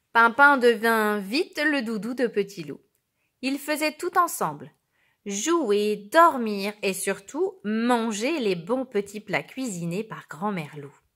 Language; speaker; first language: French; native; French